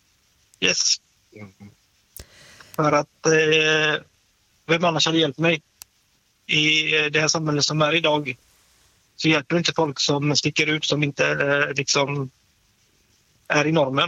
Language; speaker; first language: Swedish; native; Swedish